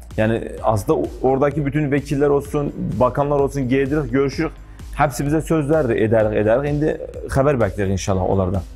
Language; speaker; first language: Turkish; native; Turkish